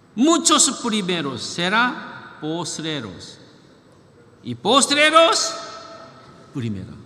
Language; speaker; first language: Spanish; non-native, learner; Korean